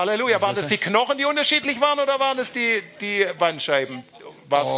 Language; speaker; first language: German; native; German